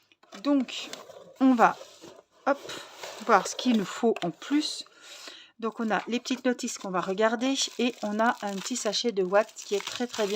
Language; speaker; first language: French; native; French